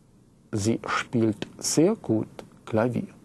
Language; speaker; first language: German; non-native, fluent; Russian